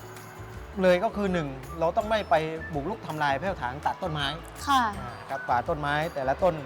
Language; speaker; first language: Thai; native; Thai